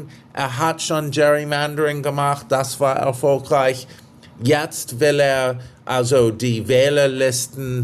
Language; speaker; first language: German; non-native, fluent; English